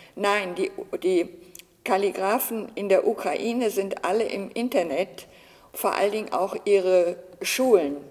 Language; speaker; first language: German; native; German